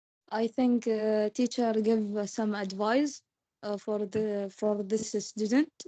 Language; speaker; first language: English; non-native, learner; Arabic